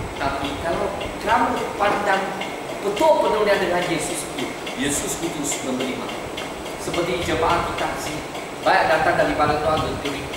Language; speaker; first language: Malay; non-native, local second language; Chinese